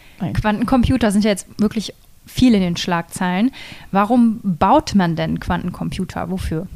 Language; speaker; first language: German; native; German